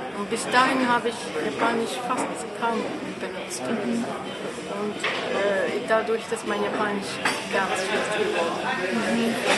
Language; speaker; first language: German; non-native, fluent; Japanese